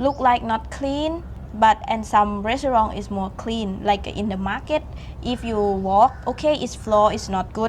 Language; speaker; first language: English; non-native, learner; Thai